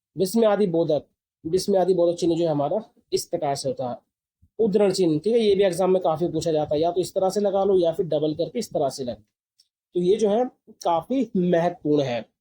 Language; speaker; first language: Hindi; native; Hindi